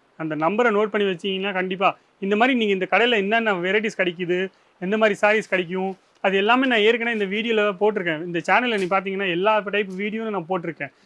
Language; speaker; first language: Tamil; native; Tamil